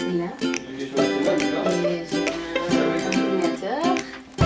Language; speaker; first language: French; non-native, learner; Spanish